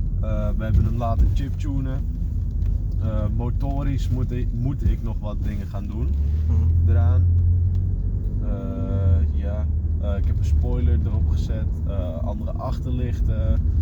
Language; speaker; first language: Dutch; native; Dutch